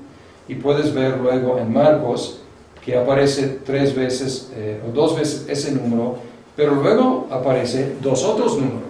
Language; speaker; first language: Spanish; non-native, fluent; English